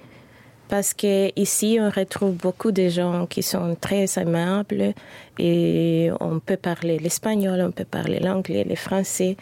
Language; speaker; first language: French; non-native, fluent; Spanish